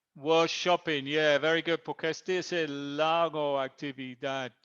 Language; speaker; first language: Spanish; non-native, fluent; English